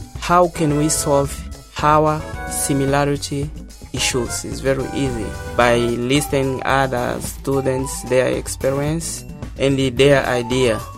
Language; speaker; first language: English; non-native, local second language; Portuguese